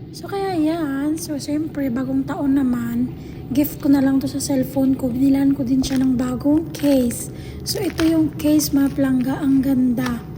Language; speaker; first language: Filipino; non-native, local second language; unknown